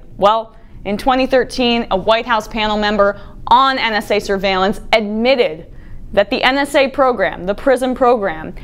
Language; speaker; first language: English; native; English